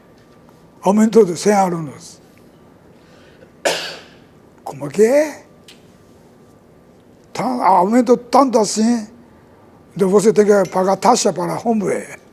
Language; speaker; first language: Portuguese; non-native, learner; Japanese